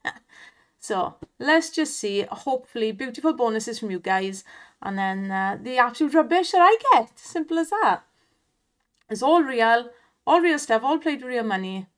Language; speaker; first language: English; native; English